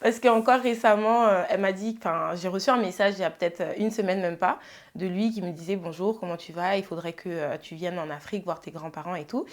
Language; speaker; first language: French; early bilingual, other home language; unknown